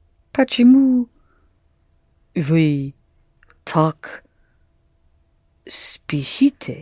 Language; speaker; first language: Russian; non-native, learner; English